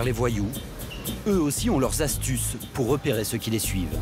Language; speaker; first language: French; native; French